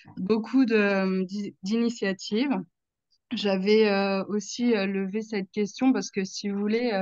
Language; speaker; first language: French; native; French